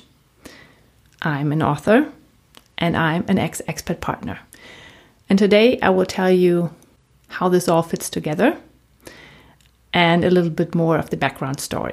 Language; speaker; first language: English; non-native, fluent; German